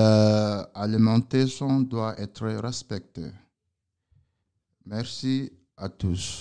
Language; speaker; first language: French; non-native, learner; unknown